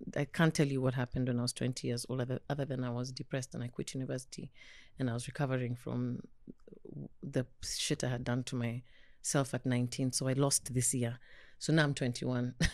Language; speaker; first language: English; non-native, local second language; Kikuyu